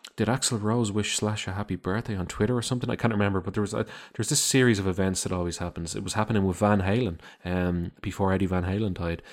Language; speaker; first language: English; native; English